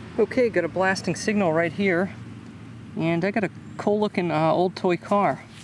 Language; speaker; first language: English; native; English